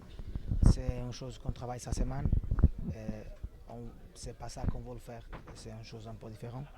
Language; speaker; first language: French; non-native, fluent; Portuguese